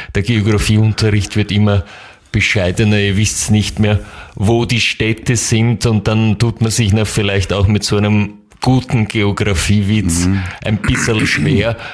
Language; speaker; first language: German; native; German